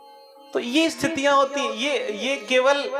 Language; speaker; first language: Hindi; native; Hindi